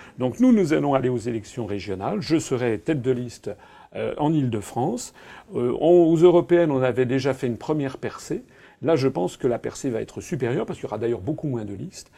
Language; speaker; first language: French; native; French